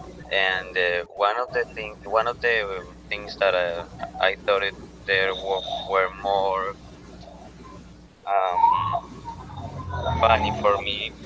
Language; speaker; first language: English; non-native, learner; Spanish